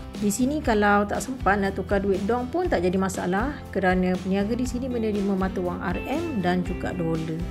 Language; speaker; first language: Malay; native; Malay